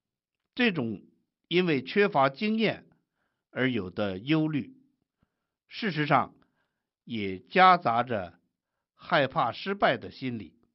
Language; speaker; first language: Chinese; native; Chinese